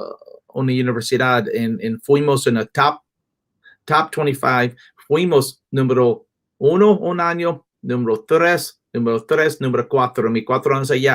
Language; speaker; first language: Spanish; non-native, learner; English